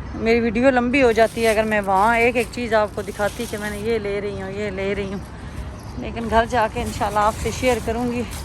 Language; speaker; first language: Urdu; native; Urdu